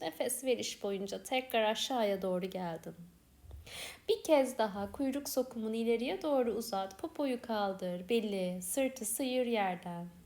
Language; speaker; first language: Turkish; native; Turkish